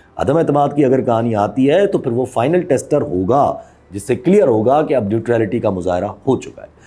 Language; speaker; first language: Urdu; non-native, local second language; Sindhi